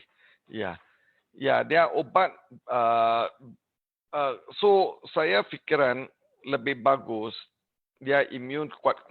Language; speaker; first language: Indonesian; non-native, learner; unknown